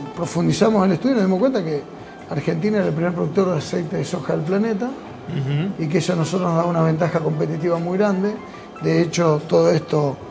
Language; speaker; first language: Spanish; native; Spanish